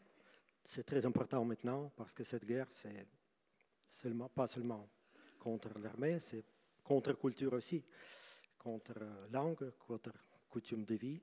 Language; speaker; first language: French; non-native, learner; Ukrainian